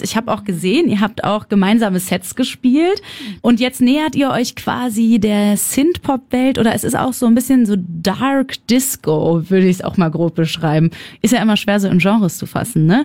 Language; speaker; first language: German; native; German